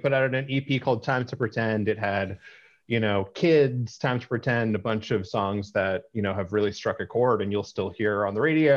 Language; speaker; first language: English; native; English